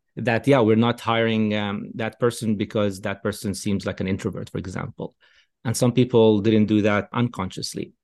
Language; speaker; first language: English; non-native, fluent; Arabic